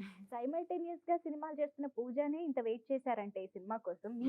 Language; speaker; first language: Telugu; native; Telugu